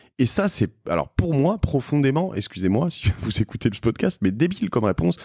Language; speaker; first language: French; native; French